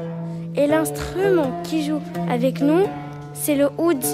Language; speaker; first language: French; non-native, learner; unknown